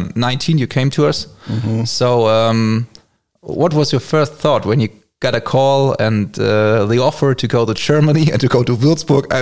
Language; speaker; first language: English; non-native, fluent; German